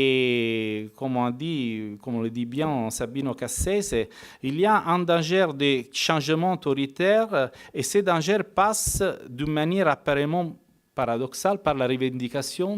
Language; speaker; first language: French; non-native, fluent; Italian